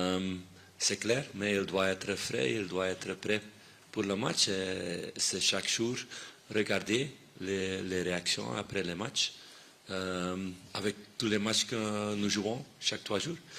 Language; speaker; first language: French; non-native, fluent; Dutch